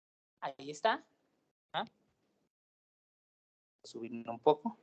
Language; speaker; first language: Spanish; native; Spanish